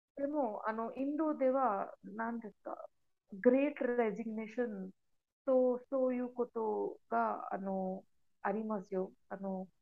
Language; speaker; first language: Japanese; non-native, learner; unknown